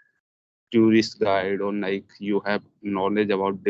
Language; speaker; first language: English; non-native, learner; Hindi